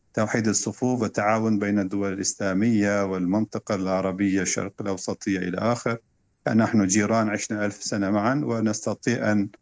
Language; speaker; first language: Arabic; non-native, fluent; Turkish